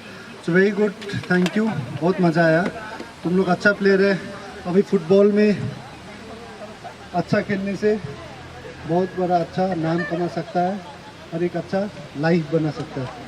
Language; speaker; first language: Hindi; non-native, local second language; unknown